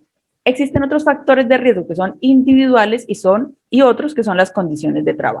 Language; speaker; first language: Spanish; native; Spanish